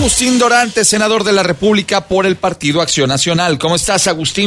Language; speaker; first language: Spanish; native; Spanish